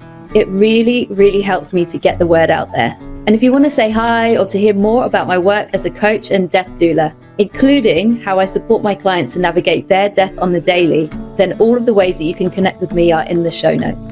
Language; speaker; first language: English; native; English